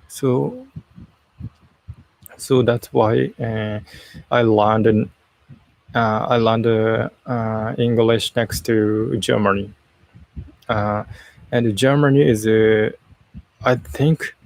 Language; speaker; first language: English; non-native, learner; Japanese